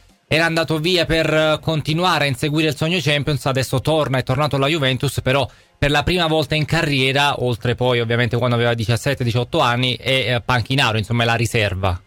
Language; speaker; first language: Italian; native; Italian